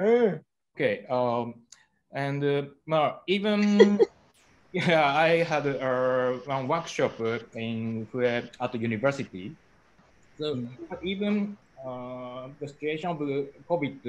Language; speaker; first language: English; non-native, learner; Japanese